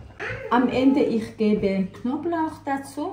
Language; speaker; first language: German; non-native, learner; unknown